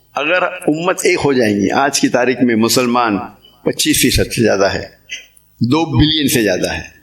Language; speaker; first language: Urdu; non-native, local second language; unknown